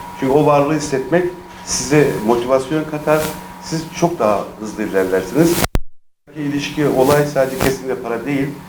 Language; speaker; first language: Turkish; native; Turkish